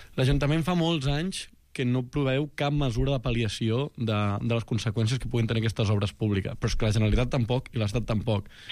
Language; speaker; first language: Catalan; native; Catalan